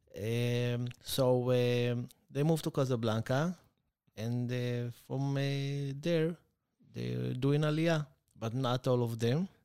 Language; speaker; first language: English; non-native, learner; Hebrew